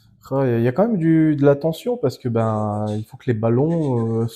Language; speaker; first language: French; native; French